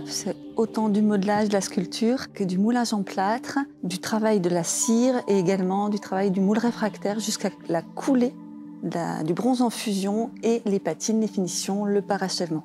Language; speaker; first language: French; native; French